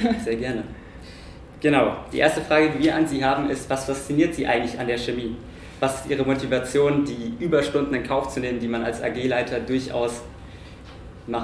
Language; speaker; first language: German; native; German